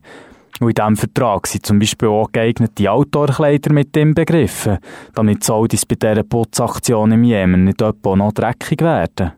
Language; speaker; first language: German; native; German